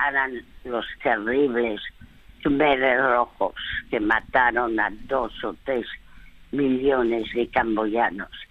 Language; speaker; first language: Spanish; early bilingual, other home language; French